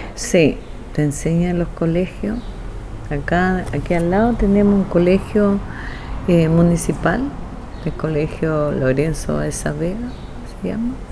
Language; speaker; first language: Spanish; native; Spanish